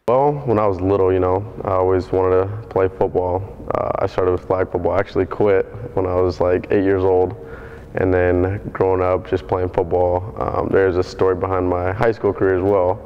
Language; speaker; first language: English; native; English